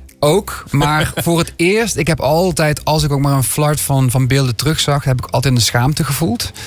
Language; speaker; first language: Dutch; native; Dutch